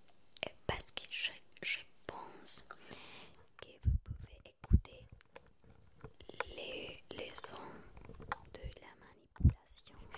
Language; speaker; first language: French; non-native, learner; Spanish